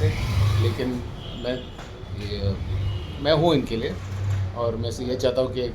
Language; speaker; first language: Hindi; non-native, local second language; Malayalam